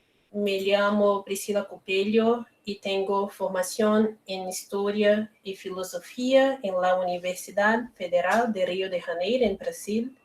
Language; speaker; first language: Spanish; non-native, learner; Portuguese